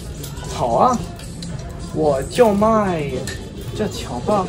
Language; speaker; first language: Chinese; non-native, learner; English